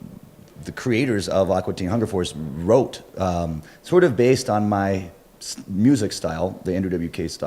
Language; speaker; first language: English; native; English